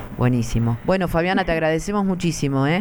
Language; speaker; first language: Spanish; native; Spanish